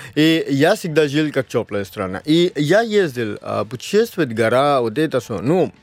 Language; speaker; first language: Russian; non-native, learner; Marathi